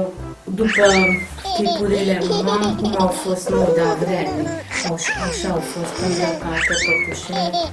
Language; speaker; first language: Romanian; non-native, local second language; Hungarian